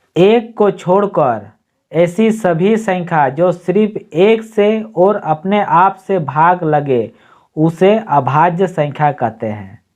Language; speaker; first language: Hindi; native; Hindi